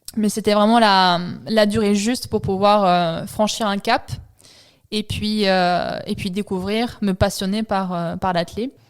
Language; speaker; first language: French; early bilingual, other home language; Italian